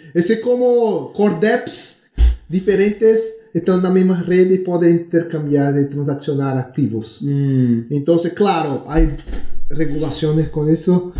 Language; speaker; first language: Spanish; non-native, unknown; Portuguese